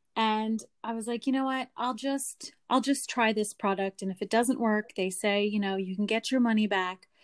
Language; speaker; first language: English; native; English